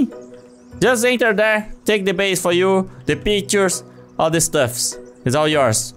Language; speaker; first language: English; non-native, learner; Portuguese